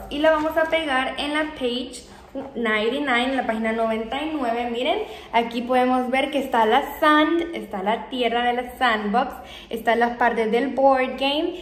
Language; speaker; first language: Spanish; native; Spanish